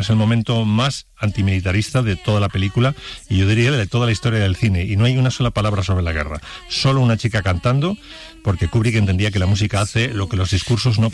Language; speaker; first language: Spanish; native; Spanish